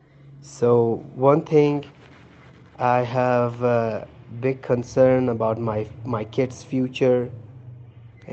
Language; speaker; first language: English; non-native, learner; Persian